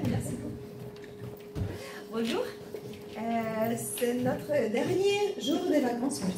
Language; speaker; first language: French; non-native, fluent; Spanish